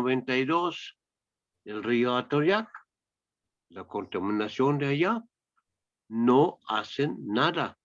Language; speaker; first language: Spanish; non-native, fluent; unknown